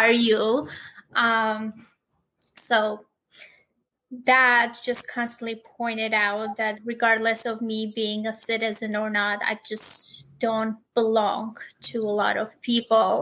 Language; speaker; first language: English; non-native, fluent; Armenian